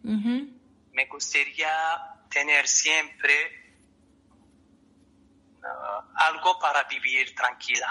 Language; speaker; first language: Spanish; non-native, learner; Arabic